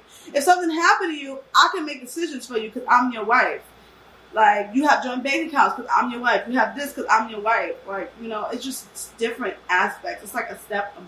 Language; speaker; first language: English; native; English